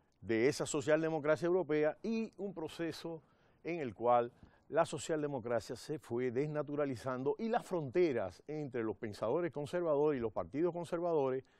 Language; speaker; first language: Spanish; native; Spanish